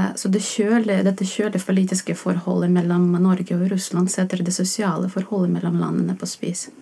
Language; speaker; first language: Norwegian; non-native, fluent; Russian